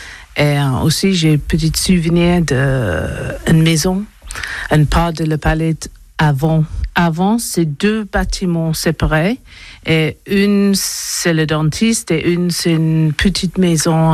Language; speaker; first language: French; non-native, learner; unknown